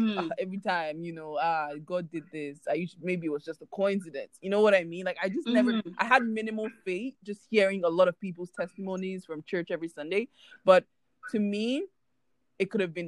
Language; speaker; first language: English; non-native, local second language; Igbo